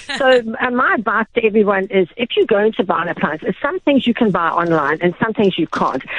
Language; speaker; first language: English; native; English